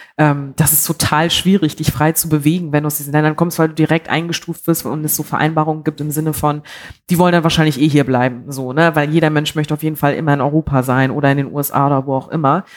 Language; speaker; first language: German; early bilingual, other home language; Bambara